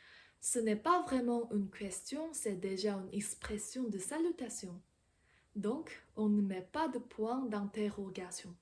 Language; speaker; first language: French; non-native, fluent; Korean